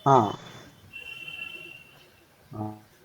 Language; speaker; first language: Hindi; non-native, local second language; Bangla